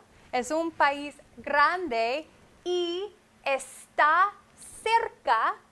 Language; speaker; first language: Spanish; non-native, fluent; English